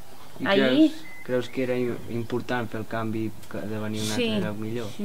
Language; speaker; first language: Spanish; non-native, fluent; Romanian